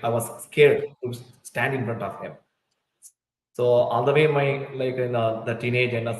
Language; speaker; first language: English; non-native, local second language; Tulu